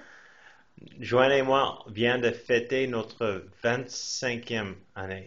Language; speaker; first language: French; non-native, fluent; English